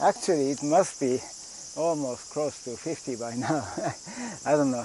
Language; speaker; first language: English; non-native, fluent; Japanese